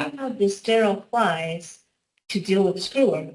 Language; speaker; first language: English; native; English